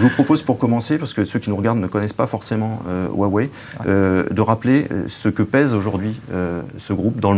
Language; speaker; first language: French; native; French